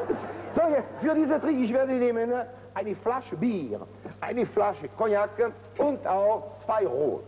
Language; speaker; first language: German; non-native, fluent; French